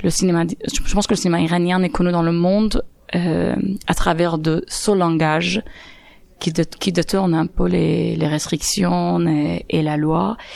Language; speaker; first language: French; non-native, fluent; Persian